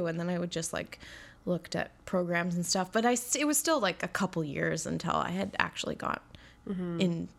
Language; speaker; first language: English; native; English